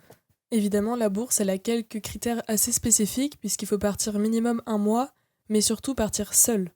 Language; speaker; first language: French; native; French